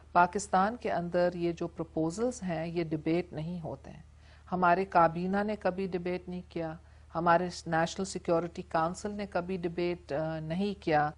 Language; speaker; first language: Urdu; non-native, local second language; English